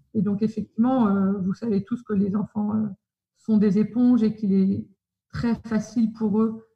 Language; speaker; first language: French; native; French